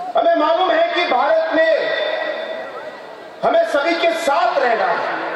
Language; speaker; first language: Hindi; non-native, local second language; Kok Borok